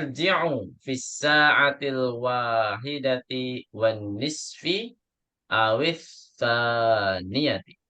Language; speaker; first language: Arabic; non-native, learner; Indonesian